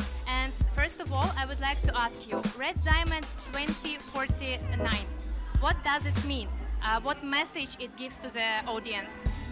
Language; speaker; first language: English; non-native, learner; Russian